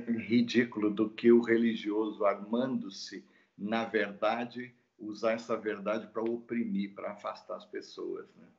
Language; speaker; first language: Portuguese; native; Portuguese